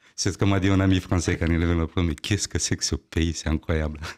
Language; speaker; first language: French; non-native, fluent; Romanian